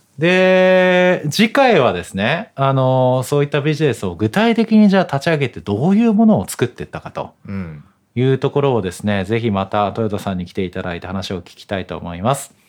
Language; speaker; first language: Japanese; native; Japanese